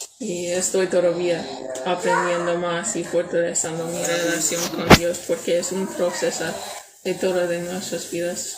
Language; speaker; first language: Spanish; non-native, learner; English